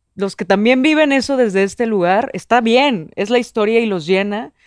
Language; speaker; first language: Spanish; native; Spanish